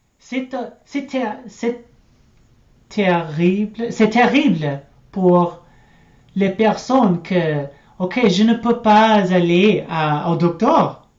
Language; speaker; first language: French; non-native, learner; English